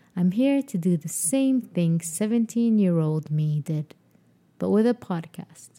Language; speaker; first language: English; non-native, fluent; Arabic